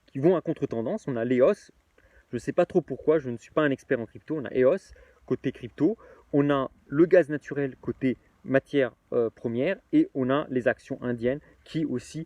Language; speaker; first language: French; native; French